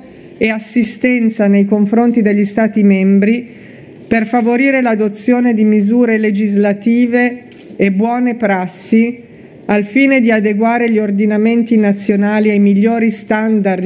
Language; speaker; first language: Italian; native; Italian